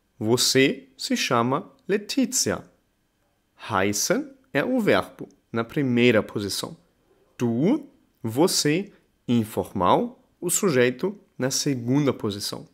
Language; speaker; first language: Portuguese; non-native, fluent; German